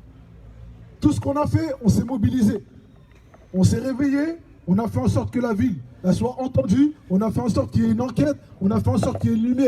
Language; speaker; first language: French; native; French